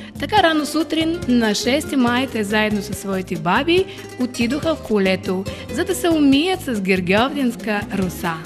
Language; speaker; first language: Bulgarian; early bilingual, heritage; Bulgarian